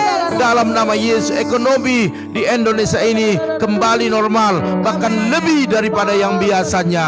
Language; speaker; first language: Indonesian; native; Indonesian